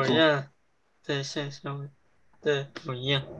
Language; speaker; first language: Chinese; early bilingual, heritage; English